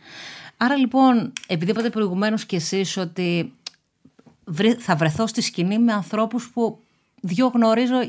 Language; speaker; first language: Greek; native; Greek